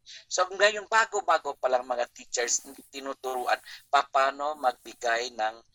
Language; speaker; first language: Filipino; non-native, local second language; Chavacano